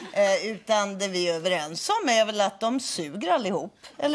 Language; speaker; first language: Swedish; native; Swedish